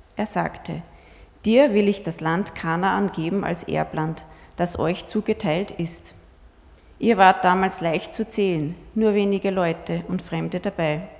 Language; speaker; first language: German; native; German